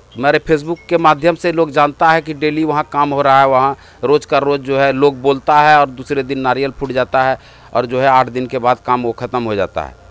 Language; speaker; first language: Hindi; native; Hindi